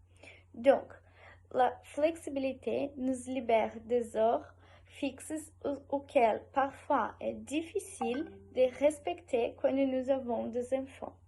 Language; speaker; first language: French; non-native, learner; Portuguese